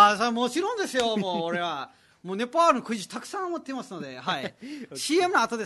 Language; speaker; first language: Japanese; non-native, fluent; Nepali